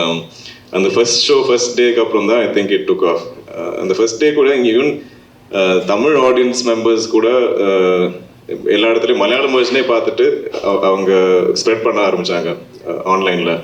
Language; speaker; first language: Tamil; non-native, local second language; Malayalam